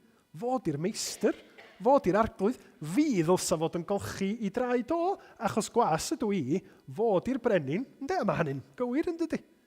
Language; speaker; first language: Welsh; native; Welsh